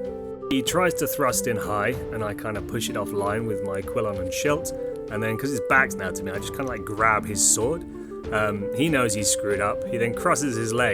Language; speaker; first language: English; native; English